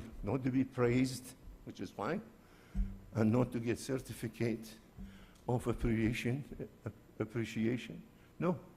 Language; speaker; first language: English; non-native, fluent; Arabic